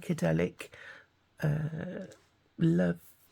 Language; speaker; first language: English; native; English